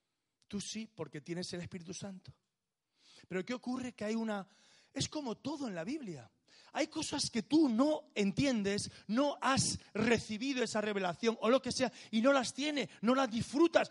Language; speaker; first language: Spanish; native; Spanish